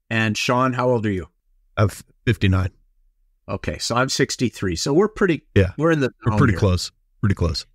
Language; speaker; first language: English; native; English